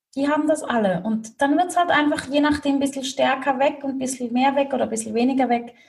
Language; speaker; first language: German; native; German